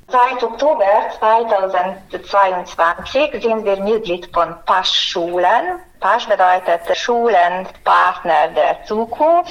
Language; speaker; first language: German; non-native, fluent; Hungarian